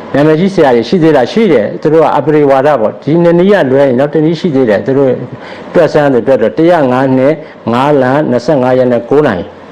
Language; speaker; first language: Burmese; native; Burmese